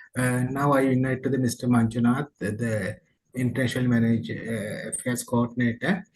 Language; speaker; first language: English; non-native, local second language; Sinhala